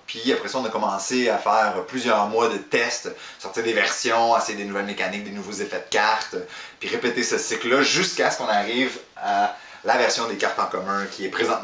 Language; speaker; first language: French; native; French